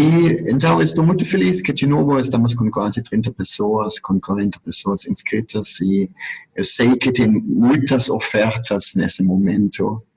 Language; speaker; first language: Portuguese; non-native, fluent; German